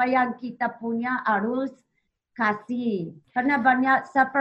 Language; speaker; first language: Indonesian; non-native, learner; English